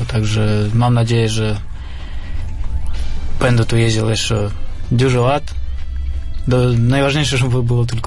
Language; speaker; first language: Polish; non-native, fluent; Russian